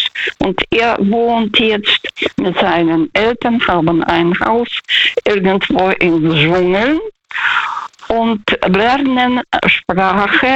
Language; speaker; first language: German; non-native, fluent; Russian